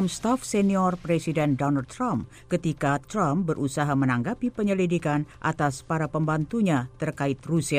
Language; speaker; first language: Indonesian; native; Indonesian